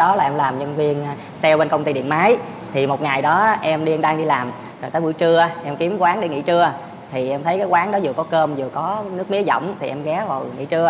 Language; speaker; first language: Vietnamese; native; Vietnamese